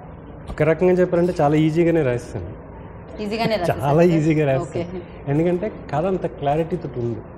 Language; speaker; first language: Telugu; native; Telugu